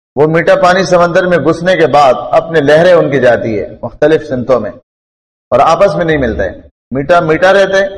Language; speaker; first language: Urdu; non-native, local second language; Pashto